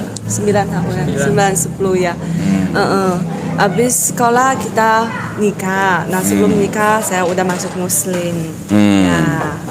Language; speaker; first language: Indonesian; non-native, learner; Chinese